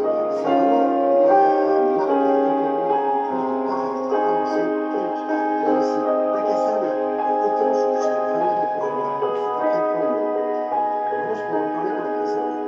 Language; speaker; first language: French; native; French